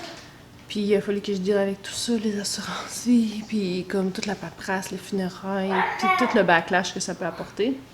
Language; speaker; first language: French; native; French